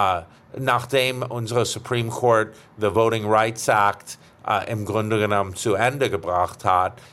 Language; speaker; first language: German; non-native, fluent; English